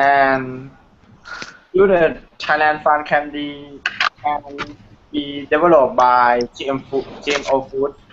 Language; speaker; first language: English; non-native, learner; Thai